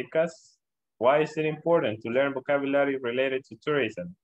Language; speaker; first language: English; non-native, learner; Spanish